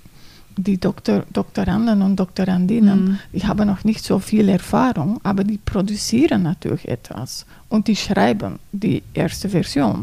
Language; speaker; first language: German; non-native, fluent; Dutch